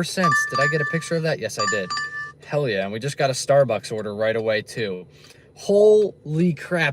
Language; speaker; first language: English; native; English